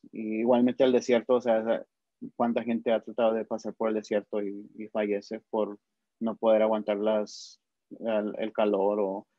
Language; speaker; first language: Spanish; early bilingual, heritage; Spanish